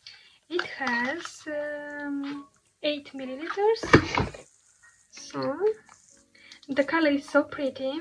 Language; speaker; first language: English; non-native, fluent; Romanian